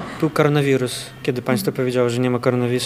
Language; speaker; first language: Polish; non-native, fluent; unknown